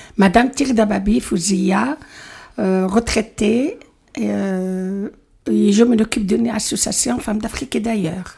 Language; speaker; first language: French; non-native, local second language; Arabic